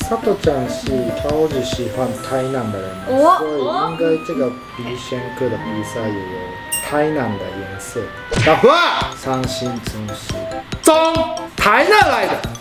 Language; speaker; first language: Chinese; non-native, fluent; Japanese